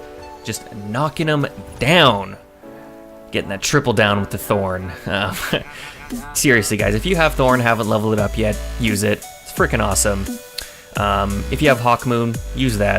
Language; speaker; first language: English; native; English